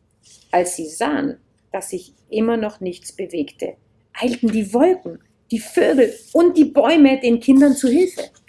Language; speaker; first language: German; native; German